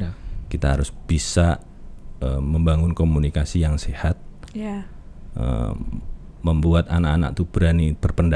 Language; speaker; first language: Indonesian; native; Indonesian